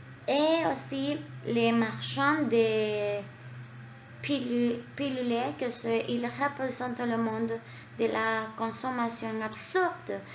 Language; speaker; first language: French; non-native, learner; Spanish